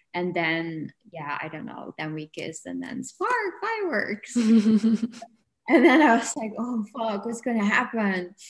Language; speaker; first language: English; non-native, fluent; Dutch